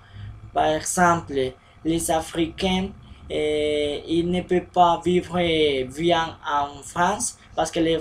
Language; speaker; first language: French; non-native, learner; Spanish